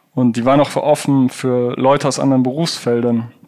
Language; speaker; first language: German; native; German